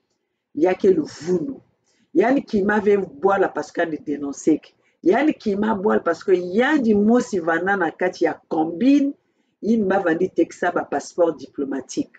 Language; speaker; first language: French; non-native, local second language; Kongo